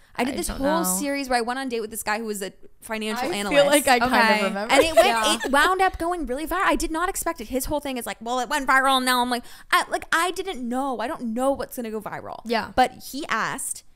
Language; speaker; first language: English; native; English